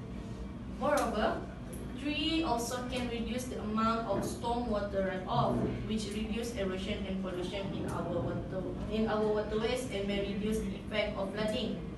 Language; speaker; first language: English; non-native, learner; Malay